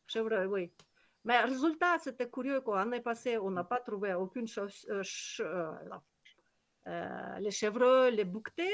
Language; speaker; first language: French; non-native, learner; Kyrgyz